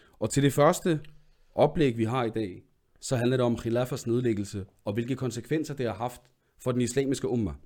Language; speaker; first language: Danish; early bilingual, other home language; Arabic